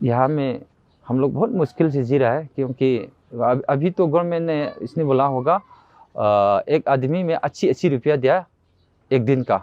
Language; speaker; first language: Hindi; non-native, local second language; Manipuri